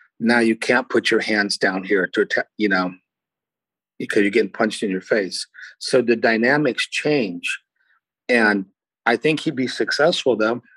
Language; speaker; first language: English; early bilingual, other home language; Portuguese